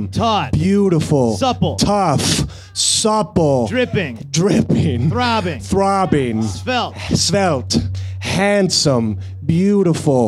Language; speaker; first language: English; native; English